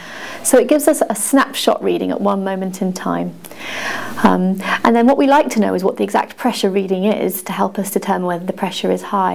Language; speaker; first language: English; native; English